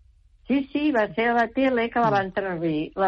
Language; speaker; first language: Catalan; native; Catalan